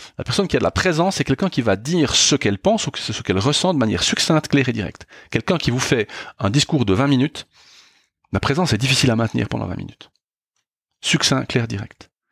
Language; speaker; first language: French; native; French